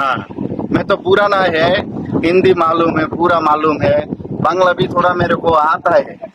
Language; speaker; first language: Hindi; non-native, learner; Bangla